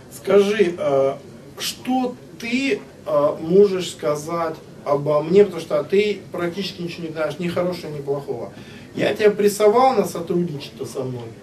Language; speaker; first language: Russian; native; Russian